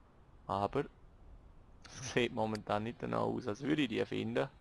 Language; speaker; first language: German; native; German